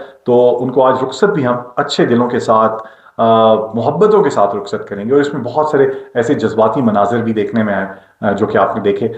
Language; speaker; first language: Urdu; non-native, local second language; Northern Hindko